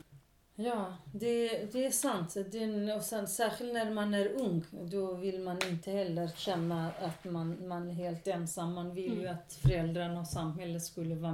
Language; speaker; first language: Swedish; non-native, local second language; Kurdish